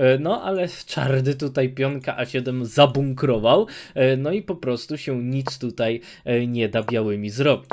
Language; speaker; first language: Polish; native; Polish